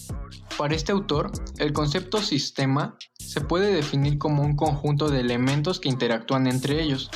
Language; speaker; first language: Spanish; native; Spanish